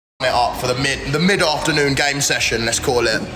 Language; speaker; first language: English; non-native, fluent; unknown